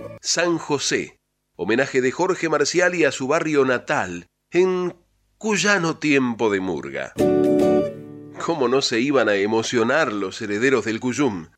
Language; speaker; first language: Spanish; native; Spanish